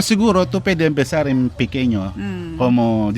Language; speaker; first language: Spanish; non-native, learner; Filipino